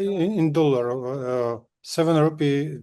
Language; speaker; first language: English; non-native, learner; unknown